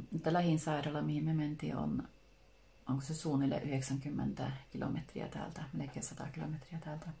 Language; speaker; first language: Finnish; early bilingual, heritage; Finnish